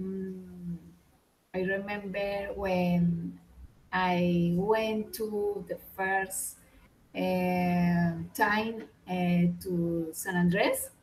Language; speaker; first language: English; non-native, learner; Spanish